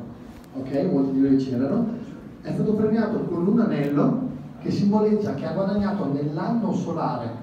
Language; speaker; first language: Italian; non-native, fluent; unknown